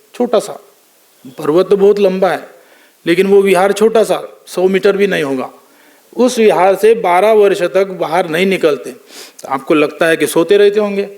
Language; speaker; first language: Hindi; non-native, local second language; Marathi